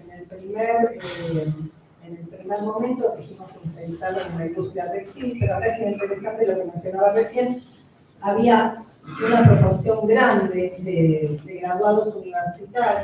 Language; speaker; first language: Spanish; native; Spanish